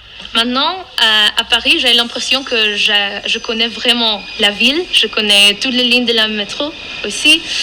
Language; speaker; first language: French; non-native, fluent; Dutch